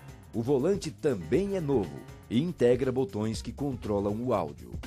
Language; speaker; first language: Portuguese; native; Portuguese